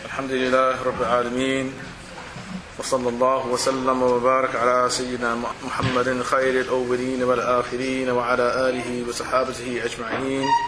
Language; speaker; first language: Arabic; non-native, fluent; English